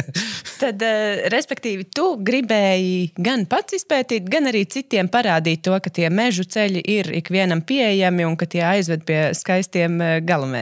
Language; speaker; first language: Latvian; native; Latvian